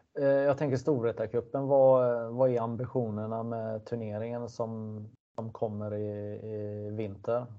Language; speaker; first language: Swedish; native; Swedish